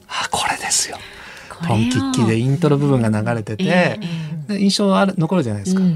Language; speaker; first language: Japanese; native; Japanese